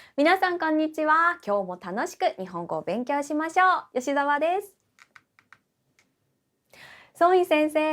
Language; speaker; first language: Japanese; non-native, fluent; Korean